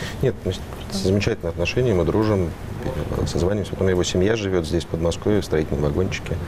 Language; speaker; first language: Russian; native; Russian